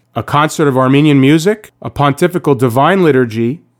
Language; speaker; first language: English; native; English